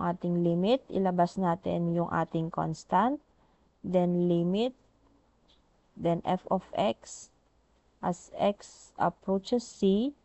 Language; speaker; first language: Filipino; native; Filipino